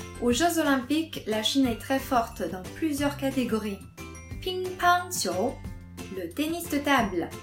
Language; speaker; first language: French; non-native, fluent; Chinese